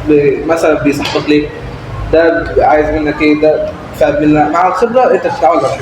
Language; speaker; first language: Arabic; native; Arabic